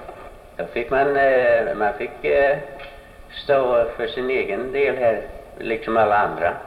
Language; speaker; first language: Swedish; early bilingual, heritage; Swedish